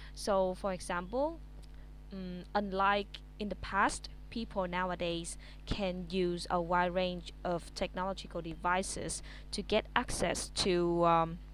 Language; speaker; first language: English; non-native, fluent; Vietnamese